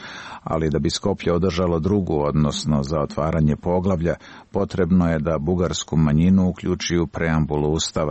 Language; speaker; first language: Serbian; native; Serbian